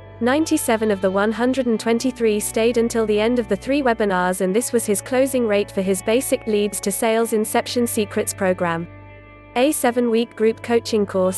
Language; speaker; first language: English; native; English